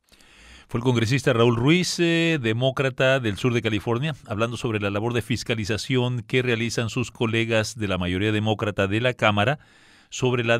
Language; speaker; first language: Spanish; native; Spanish